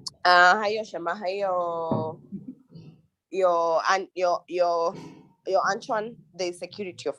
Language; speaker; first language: Chinese; non-native, learner; Swahili